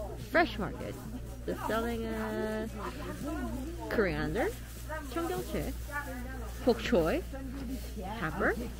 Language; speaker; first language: English; non-native, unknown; Korean